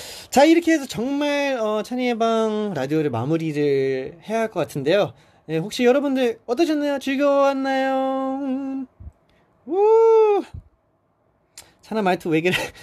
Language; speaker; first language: Korean; early bilingual, heritage; Korean